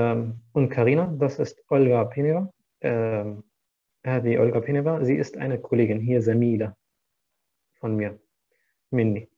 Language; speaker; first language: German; non-native, fluent; Arabic